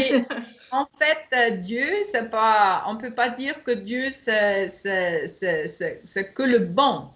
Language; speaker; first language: French; non-native, fluent; German